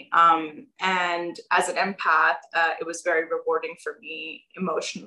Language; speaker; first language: English; non-native, local second language; Urdu